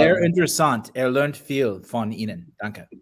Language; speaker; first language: German; non-native, learner; English